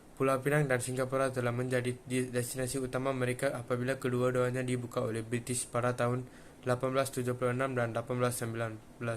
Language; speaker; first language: Malay; non-native, local second language; Tamil